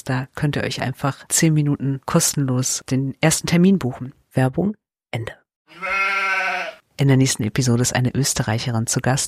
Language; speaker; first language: German; native; German